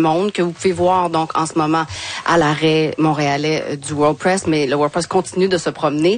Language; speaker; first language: French; native; French